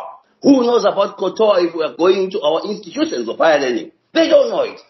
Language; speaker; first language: English; non-native, local second language; Shona